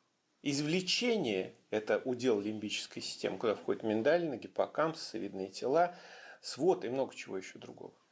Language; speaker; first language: Russian; native; Russian